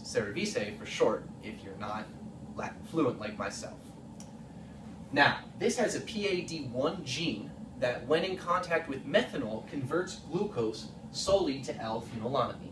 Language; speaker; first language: English; native; English